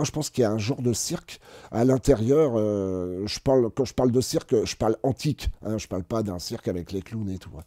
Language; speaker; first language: French; native; French